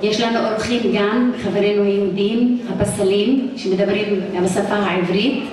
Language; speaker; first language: Hebrew; non-native, local second language; Arabic